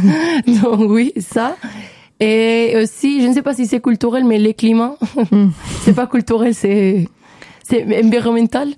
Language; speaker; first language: French; non-native, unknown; Spanish